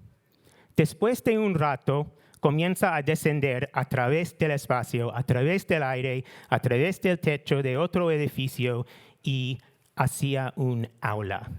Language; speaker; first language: Spanish; non-native, learner; English